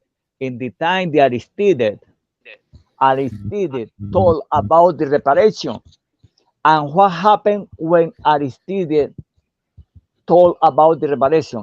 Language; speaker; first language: English; non-native, learner; Spanish